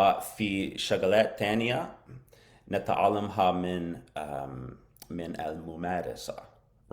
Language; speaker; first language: Arabic; non-native, learner; English